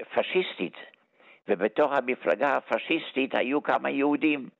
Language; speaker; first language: Hebrew; early bilingual, other home language; German